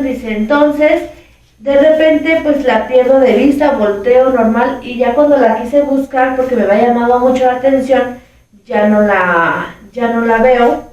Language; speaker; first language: Spanish; native; Spanish